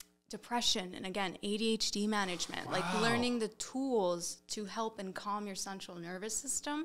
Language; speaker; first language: English; early bilingual, other home language; Spanish